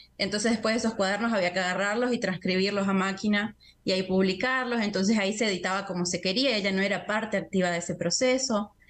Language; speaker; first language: Spanish; native; Spanish